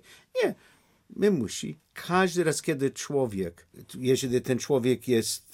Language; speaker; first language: Polish; non-native, learner; English